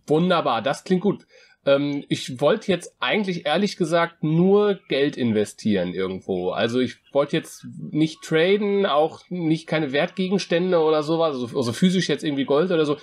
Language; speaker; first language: German; native; German